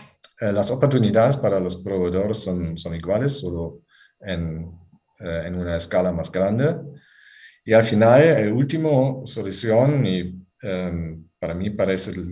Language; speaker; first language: Spanish; non-native, fluent; German